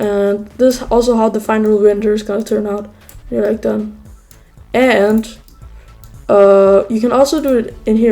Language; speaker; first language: English; native; English